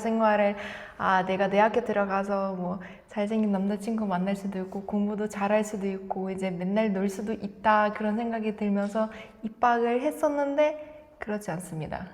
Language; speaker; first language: Korean; non-native, fluent; Russian